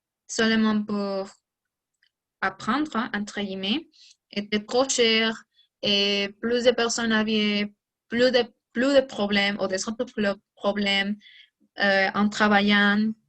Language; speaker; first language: French; non-native, learner; Spanish